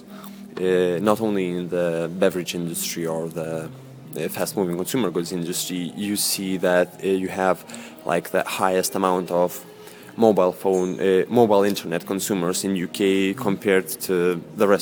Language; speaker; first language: English; non-native, fluent; Lithuanian